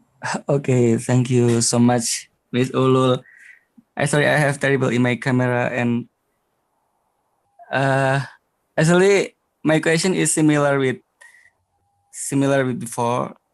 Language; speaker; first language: English; non-native, learner; Indonesian